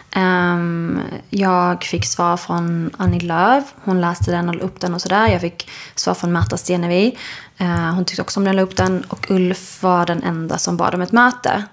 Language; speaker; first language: Swedish; early bilingual, other home language; Arabic